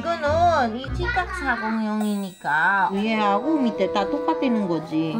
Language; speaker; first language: Korean; non-native, learner; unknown